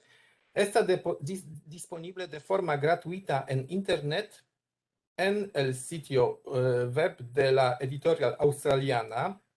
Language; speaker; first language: Spanish; non-native, learner; Polish